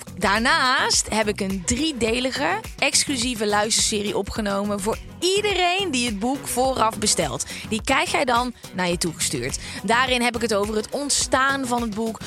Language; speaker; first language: Dutch; native; Dutch